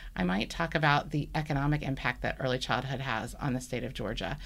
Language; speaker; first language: English; native; English